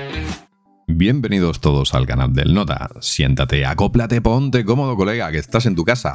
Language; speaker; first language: Spanish; native; Spanish